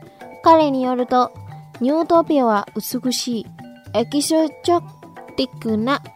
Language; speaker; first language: Japanese; non-native, fluent; Indonesian